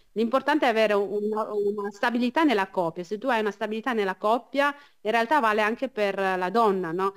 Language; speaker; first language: Italian; early bilingual, other home language; Chinese